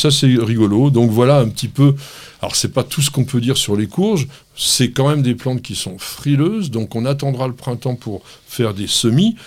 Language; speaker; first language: French; native; French